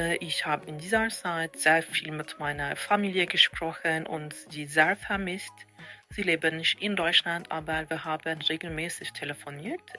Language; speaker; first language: German; non-native, fluent; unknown